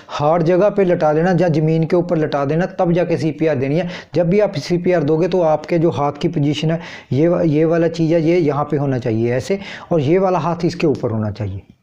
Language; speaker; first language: Hindi; non-native, local second language; Punjabi